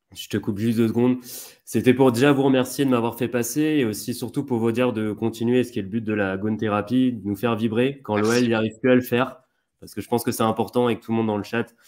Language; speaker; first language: French; native; French